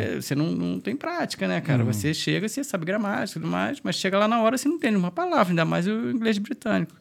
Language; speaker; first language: Portuguese; native; Portuguese